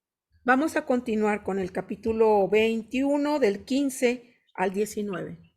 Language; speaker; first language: Spanish; native; Spanish